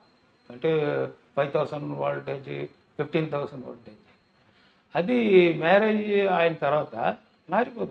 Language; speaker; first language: Telugu; non-native, learner; Tamil